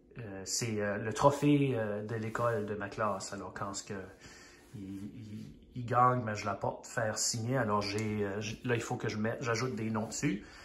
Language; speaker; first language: French; native; French